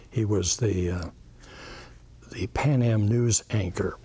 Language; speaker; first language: English; native; English